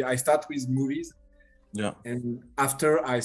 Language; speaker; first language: English; non-native, learner; French